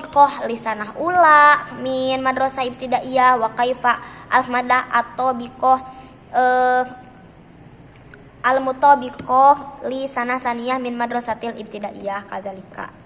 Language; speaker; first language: Arabic; non-native, learner; Indonesian